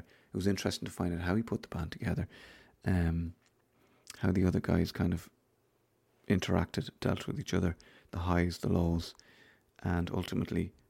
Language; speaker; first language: English; native; English